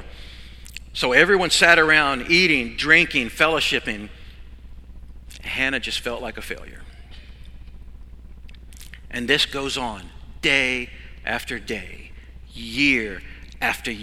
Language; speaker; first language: English; native; English